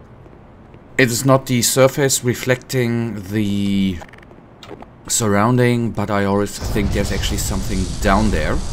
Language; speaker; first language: English; non-native, fluent; German